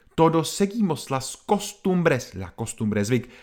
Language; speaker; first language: Spanish; non-native, fluent; Czech